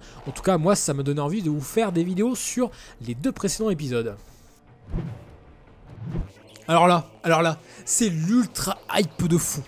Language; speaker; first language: French; native; French